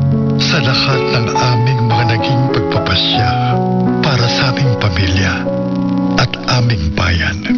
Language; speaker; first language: Filipino; native; Filipino